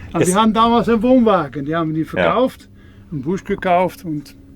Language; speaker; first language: German; non-native, learner; Dutch